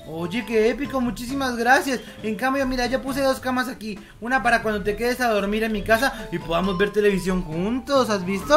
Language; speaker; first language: Spanish; native; Spanish